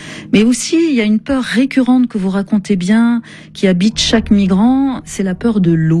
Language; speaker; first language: French; native; French